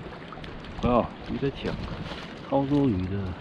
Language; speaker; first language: Chinese; native; Chinese